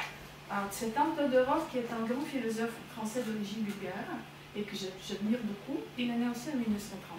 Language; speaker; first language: French; non-native, fluent; Bulgarian